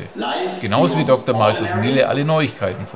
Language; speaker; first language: German; native; German